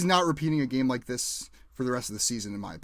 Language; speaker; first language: English; native; English